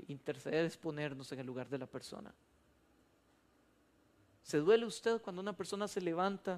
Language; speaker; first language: Spanish; native; Spanish